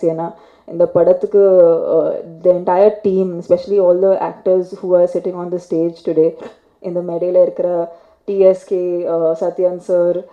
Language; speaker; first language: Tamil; non-native, fluent; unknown